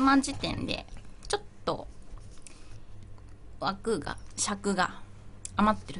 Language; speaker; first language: Japanese; native; Japanese